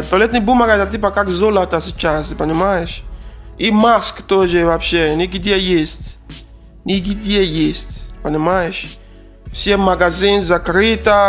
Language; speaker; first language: Russian; non-native, learner; Arabic